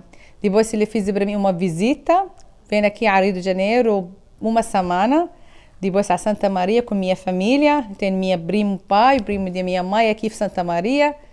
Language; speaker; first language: Portuguese; non-native, learner; Arabic